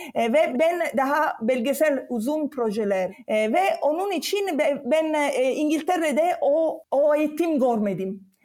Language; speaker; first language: Turkish; non-native, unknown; Italian